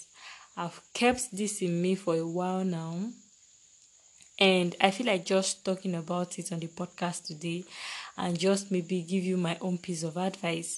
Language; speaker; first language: English; non-native, local second language; Yoruba